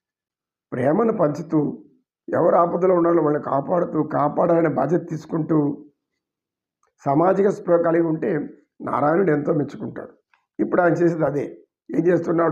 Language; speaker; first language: Telugu; native; Telugu